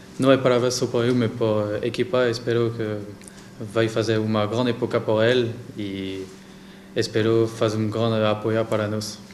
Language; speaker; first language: Portuguese; non-native, learner; French